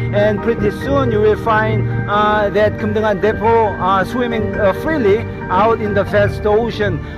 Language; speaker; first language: English; non-native, fluent; Korean